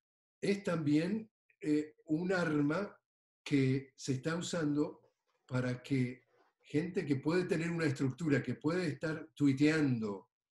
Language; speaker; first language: Spanish; native; Spanish